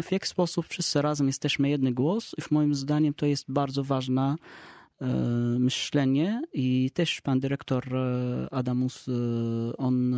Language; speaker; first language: Polish; non-native, learner; Arabic